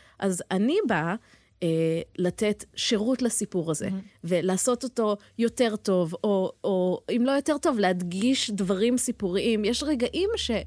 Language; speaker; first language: Hebrew; early bilingual, heritage; Hebrew